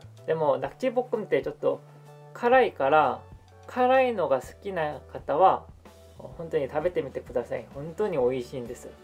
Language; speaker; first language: Japanese; non-native, fluent; Korean